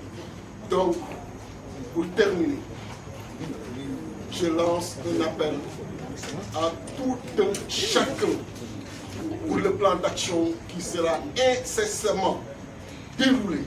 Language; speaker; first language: French; non-native, local second language; Wolof